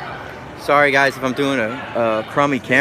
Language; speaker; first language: English; native; English